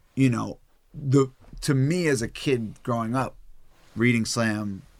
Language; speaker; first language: English; native; English